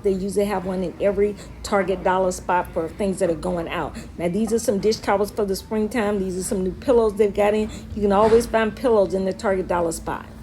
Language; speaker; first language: English; native; English